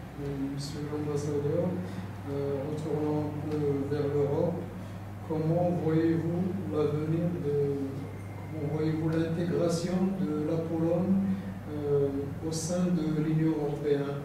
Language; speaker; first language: French; non-native, local second language; Arabic